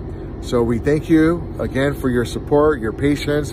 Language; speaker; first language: English; native; English